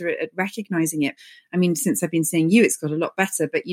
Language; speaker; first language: English; native; English